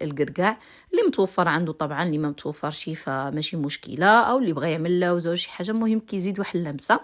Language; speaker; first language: Arabic; native; Arabic